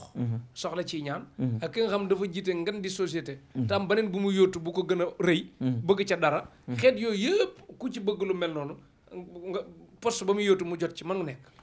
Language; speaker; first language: Wolof; native; Wolof